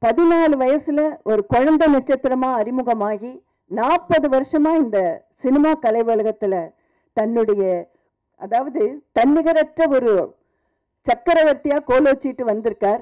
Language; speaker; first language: Tamil; native; Tamil